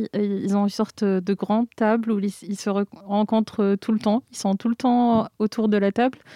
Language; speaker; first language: French; non-native, local second language; Arabic